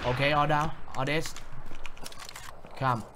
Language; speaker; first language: English; non-native, learner; Thai